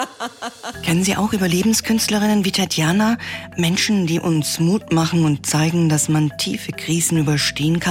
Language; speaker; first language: German; native; German